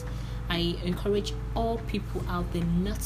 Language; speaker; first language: English; non-native, local second language; Igbo